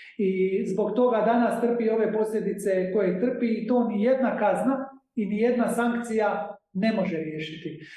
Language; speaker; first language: Croatian; native; Croatian